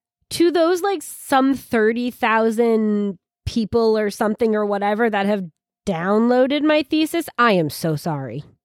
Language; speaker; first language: English; native; English